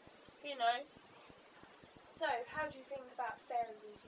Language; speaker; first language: English; native; English